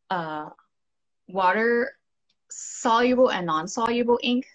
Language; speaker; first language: English; non-native, local second language; Cantonese